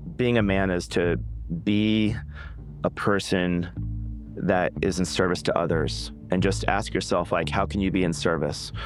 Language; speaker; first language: English; non-native, fluent; Spanish